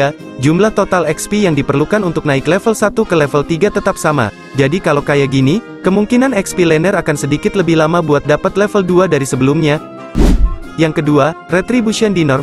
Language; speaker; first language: Indonesian; native; Indonesian